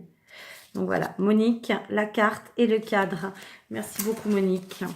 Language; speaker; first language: French; native; French